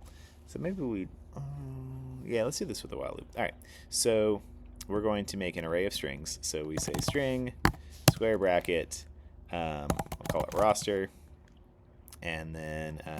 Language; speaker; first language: English; native; English